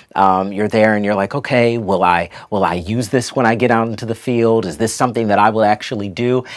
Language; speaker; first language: English; native; English